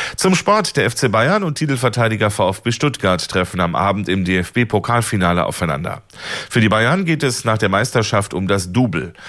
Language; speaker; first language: German; native; German